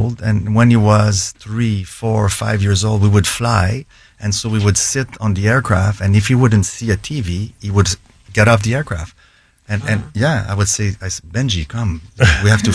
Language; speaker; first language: English; native; English